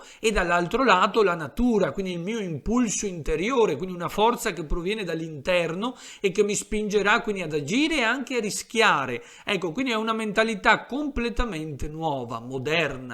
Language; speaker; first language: Italian; native; Italian